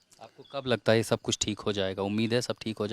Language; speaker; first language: Hindi; native; Hindi